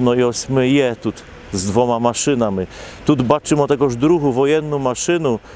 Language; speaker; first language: Polish; non-native, local second language; Ukrainian